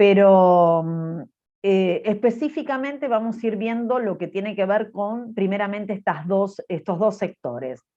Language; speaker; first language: Spanish; native; Spanish